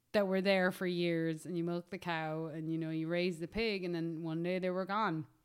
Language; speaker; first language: English; native; English